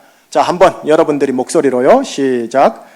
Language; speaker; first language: Korean; native; Korean